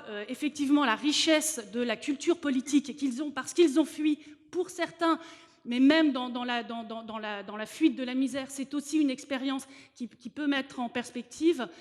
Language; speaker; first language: French; native; French